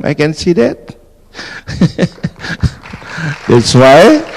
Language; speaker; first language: English; non-native, fluent; Indonesian